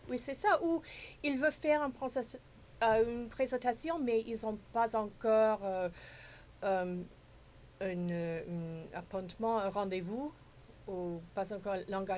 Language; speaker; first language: French; non-native, fluent; English